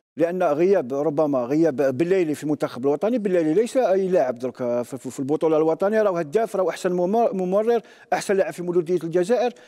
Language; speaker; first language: Arabic; native; Arabic